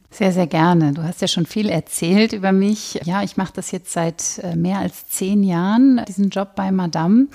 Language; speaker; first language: German; native; German